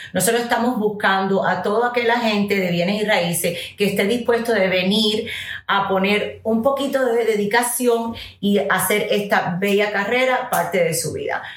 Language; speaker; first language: Spanish; early bilingual, heritage; Spanish